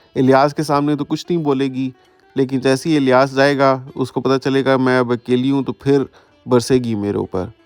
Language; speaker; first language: Urdu; native; Urdu